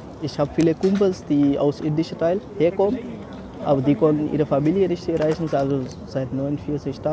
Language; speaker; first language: German; non-native, fluent; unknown